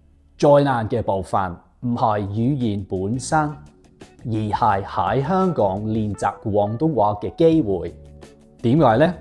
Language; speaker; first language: Cantonese; non-native, fluent; English